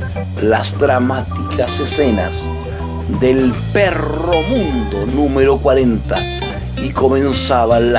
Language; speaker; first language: Spanish; native; Spanish